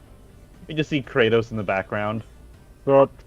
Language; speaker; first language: English; native; English